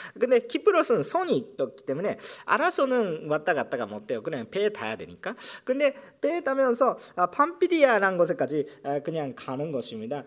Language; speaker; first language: Korean; non-native, fluent; Japanese